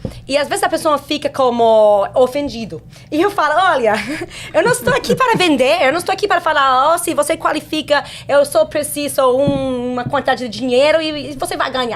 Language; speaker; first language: Portuguese; non-native, fluent; English